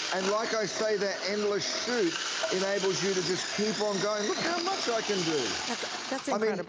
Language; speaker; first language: English; native; English